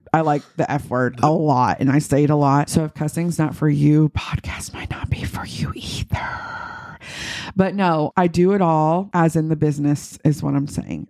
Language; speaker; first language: English; native; English